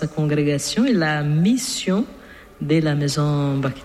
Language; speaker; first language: French; non-native, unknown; Portuguese